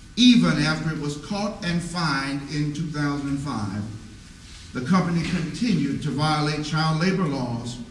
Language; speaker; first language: English; native; English